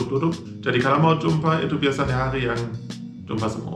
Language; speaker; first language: Indonesian; non-native, fluent; German